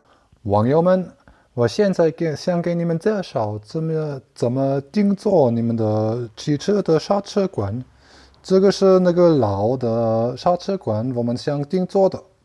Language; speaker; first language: Chinese; non-native, learner; German